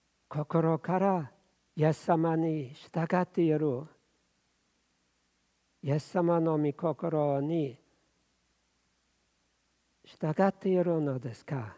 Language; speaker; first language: Japanese; non-native, fluent; German